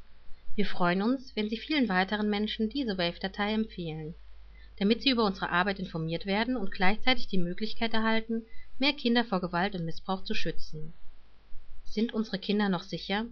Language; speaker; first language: German; native; German